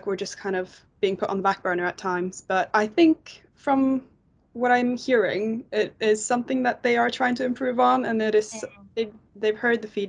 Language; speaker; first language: English; non-native, fluent; Norwegian